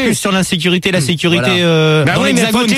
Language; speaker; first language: French; native; French